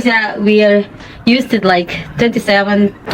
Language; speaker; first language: English; non-native, fluent; Indonesian